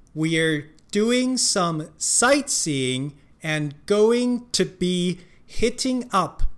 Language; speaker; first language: English; non-native, fluent; Chinese